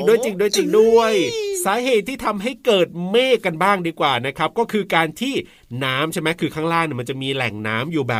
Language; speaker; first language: Thai; native; Thai